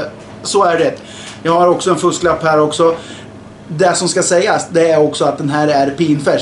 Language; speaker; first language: Swedish; native; Swedish